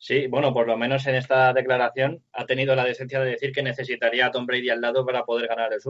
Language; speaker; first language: Spanish; native; Spanish